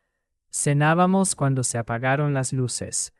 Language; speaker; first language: Spanish; non-native, fluent; English